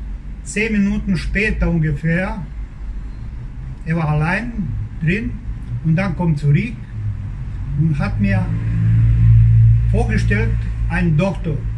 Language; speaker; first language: German; non-native, learner; Croatian